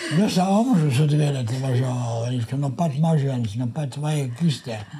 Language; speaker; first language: Lithuanian; non-native, local second language; Yiddish